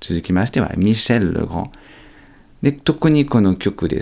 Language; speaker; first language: Japanese; non-native, fluent; French